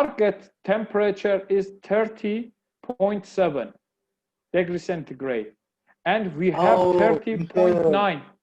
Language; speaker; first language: English; non-native, learner; Persian